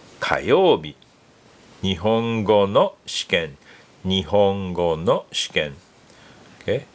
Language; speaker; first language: Japanese; non-native, fluent; English